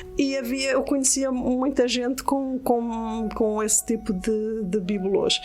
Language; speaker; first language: Portuguese; native; Portuguese